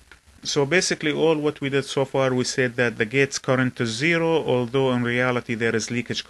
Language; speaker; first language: English; non-native, fluent; Arabic